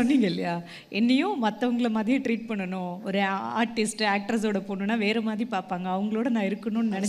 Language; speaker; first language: Tamil; native; Tamil